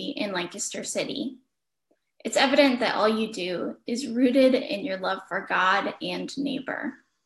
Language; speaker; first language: English; native; English